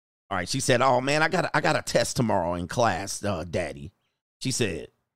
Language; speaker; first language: English; native; English